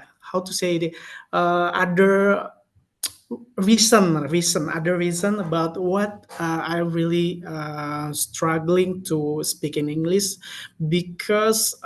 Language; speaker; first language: English; non-native, learner; Indonesian